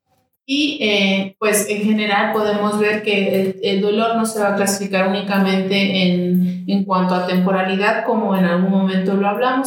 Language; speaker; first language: Spanish; native; Spanish